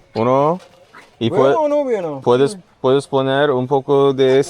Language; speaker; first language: Spanish; non-native, learner; Turkish